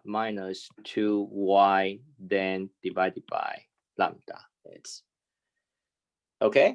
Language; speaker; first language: English; non-native, fluent; Chinese